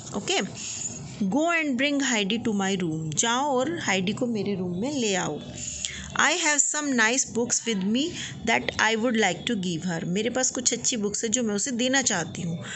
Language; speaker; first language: Hindi; native; Hindi